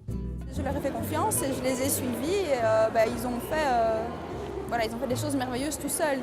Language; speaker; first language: French; native; French